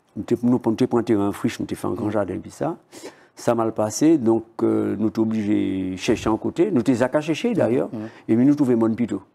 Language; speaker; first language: French; native; French